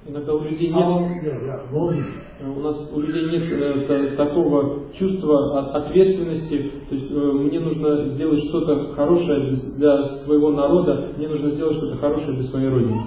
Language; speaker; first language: Russian; native; Russian